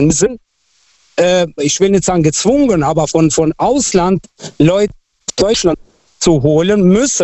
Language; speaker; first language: German; non-native, fluent; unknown